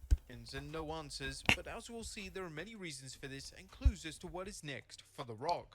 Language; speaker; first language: English; native; English